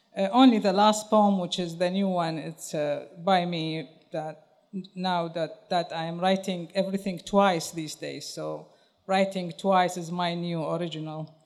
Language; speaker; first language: English; non-native, fluent; Arabic